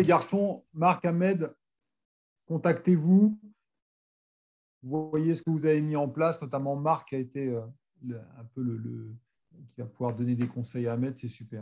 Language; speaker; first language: French; native; French